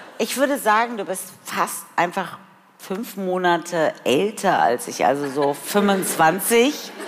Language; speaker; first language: German; early bilingual, other home language; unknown